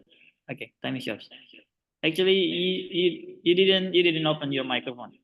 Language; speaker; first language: English; non-native, learner; Indonesian